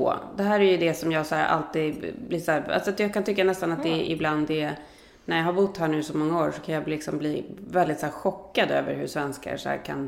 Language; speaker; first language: Swedish; native; Swedish